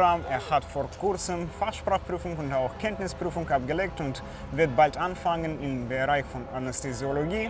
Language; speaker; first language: German; non-native, fluent; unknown